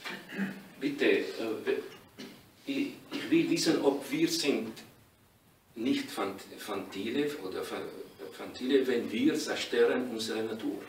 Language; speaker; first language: German; non-native, learner; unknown